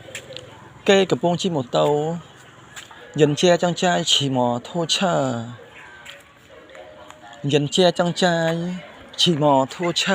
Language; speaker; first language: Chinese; non-native, fluent; Khmer